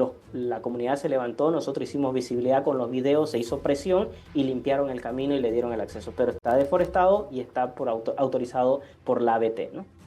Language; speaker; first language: Spanish; native; Spanish